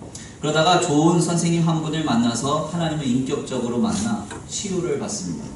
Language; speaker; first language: Korean; native; Korean